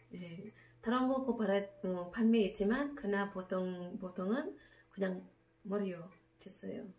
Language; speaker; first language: Korean; non-native, learner; Filipino